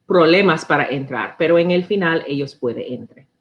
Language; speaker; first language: Spanish; non-native, learner; English